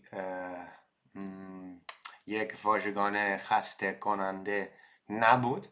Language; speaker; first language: Persian; non-native, learner; Dutch